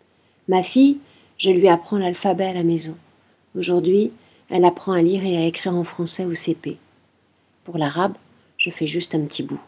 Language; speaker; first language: French; non-native, learner; Arabic